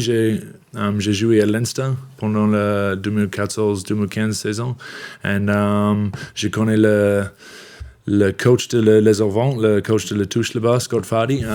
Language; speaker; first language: French; non-native, learner; English